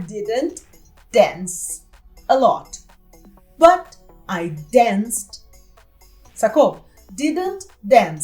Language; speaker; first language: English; non-native, fluent; Portuguese